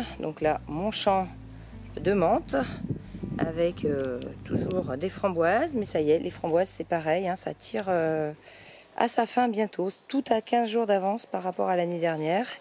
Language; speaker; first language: French; native; French